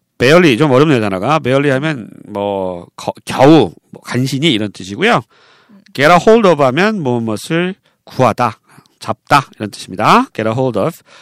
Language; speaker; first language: Korean; native; Korean